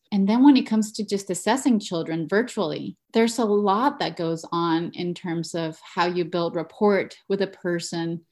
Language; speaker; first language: English; non-native, fluent; Spanish